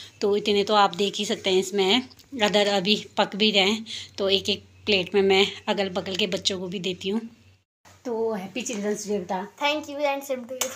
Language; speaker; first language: Hindi; native; Hindi